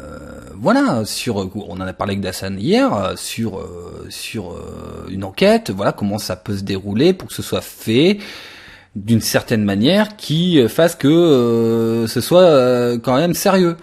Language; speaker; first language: French; native; French